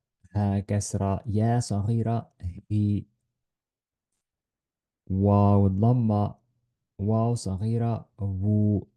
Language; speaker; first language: Arabic; non-native, fluent; Estonian